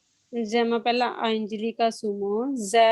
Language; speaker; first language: French; non-native, learner; Hindi